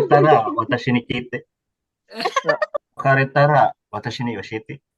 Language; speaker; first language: Japanese; non-native, learner; Filipino